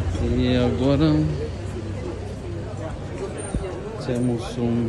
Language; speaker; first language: Portuguese; non-native, fluent; Norwegian